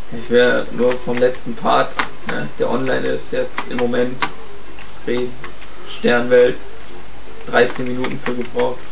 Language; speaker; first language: German; early bilingual, other home language; Turkish